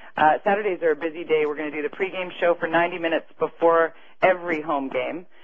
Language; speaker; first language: English; native; English